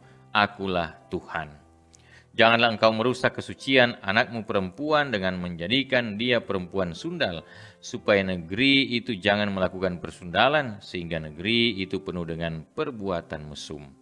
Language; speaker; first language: Indonesian; native; Indonesian